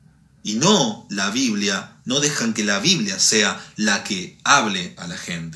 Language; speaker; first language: Spanish; native; Spanish